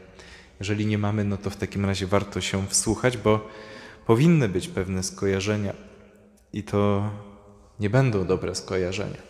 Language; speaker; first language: Polish; native; Polish